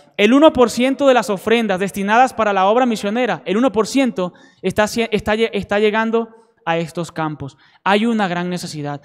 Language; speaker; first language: Spanish; native; Spanish